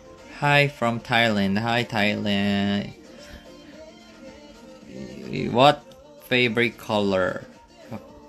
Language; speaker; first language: English; non-native, learner; Korean